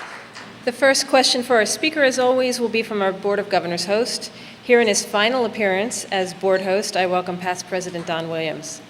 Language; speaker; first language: English; native; English